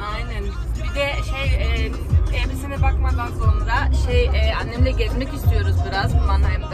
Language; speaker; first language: Turkish; non-native, learner; German